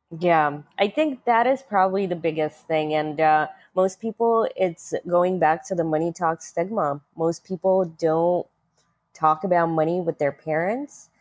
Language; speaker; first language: English; early bilingual, other home language; Russian